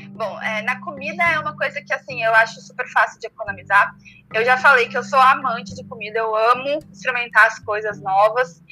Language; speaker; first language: Portuguese; native; Portuguese